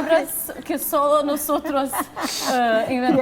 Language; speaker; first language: Spanish; non-native, fluent; Portuguese